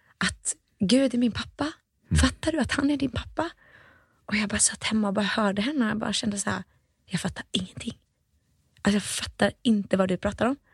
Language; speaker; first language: Swedish; early bilingual, other home language; Finnish